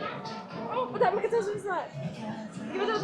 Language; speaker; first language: Swedish; early bilingual, other home language; Mongolian